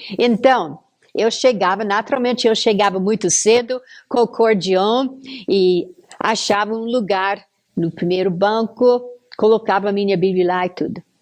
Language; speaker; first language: Portuguese; non-native, fluent; English